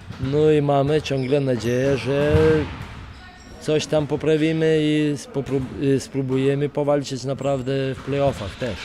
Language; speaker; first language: Polish; non-native, fluent; Lithuanian